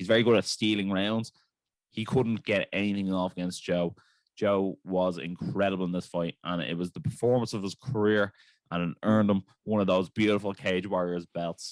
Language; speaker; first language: English; native; English